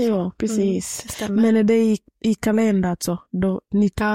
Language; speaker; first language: Swedish; non-native, fluent; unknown